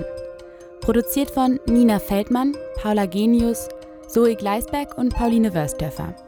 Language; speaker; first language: German; native; German